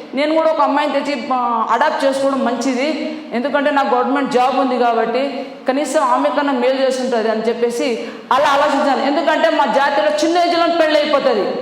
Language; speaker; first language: Telugu; non-native, local second language; Lambadi